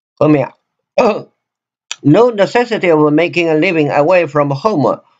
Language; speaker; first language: English; non-native, fluent; Chinese